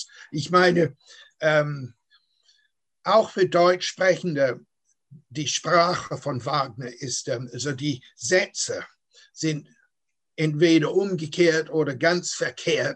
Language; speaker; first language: German; non-native, fluent; English